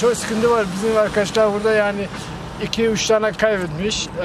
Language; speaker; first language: Turkish; non-native, learner; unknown